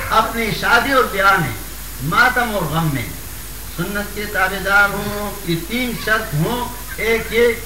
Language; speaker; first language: Urdu; non-native, local second language; Pashto